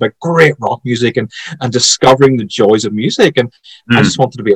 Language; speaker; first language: English; native; English